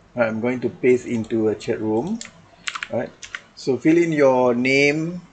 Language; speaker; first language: English; non-native, local second language; Malay